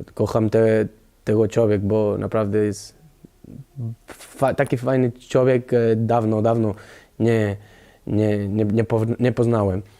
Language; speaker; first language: Polish; non-native, learner; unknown